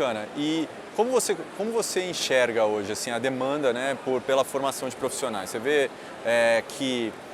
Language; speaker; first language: Portuguese; native; Portuguese